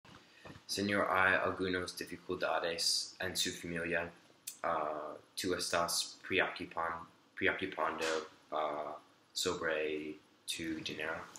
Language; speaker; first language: Spanish; non-native, learner; English